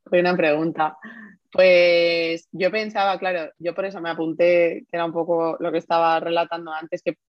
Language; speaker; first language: Spanish; native; Spanish